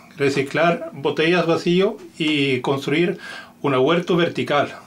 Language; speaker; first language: Spanish; non-native, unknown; Finnish